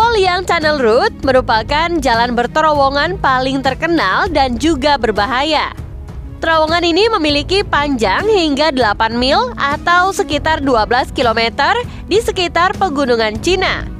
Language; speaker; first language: Indonesian; native; Indonesian